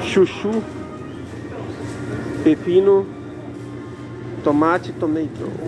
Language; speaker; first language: English; non-native, learner; Portuguese